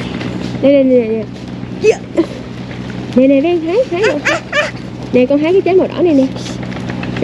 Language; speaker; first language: Vietnamese; native; Vietnamese